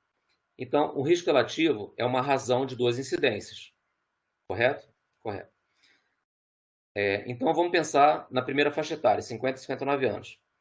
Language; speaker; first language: Portuguese; native; Portuguese